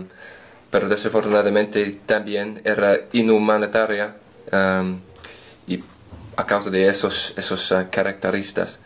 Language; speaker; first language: Spanish; non-native, learner; English